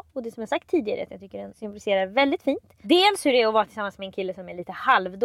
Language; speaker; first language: Swedish; native; Swedish